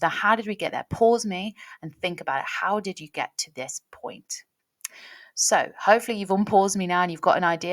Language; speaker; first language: English; native; English